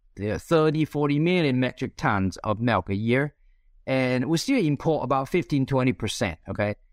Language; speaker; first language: English; non-native, fluent; Chinese